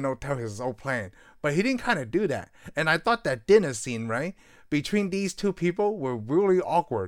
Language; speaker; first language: English; non-native, local second language; Cantonese